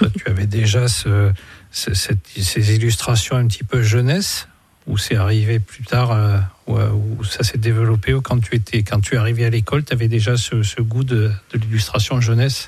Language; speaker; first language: French; native; French